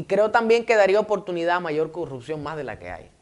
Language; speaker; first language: Spanish; native; Spanish